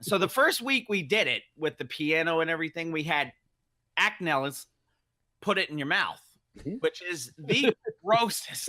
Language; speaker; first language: English; native; English